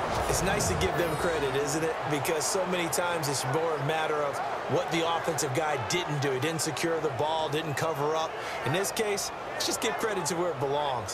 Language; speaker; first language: English; native; English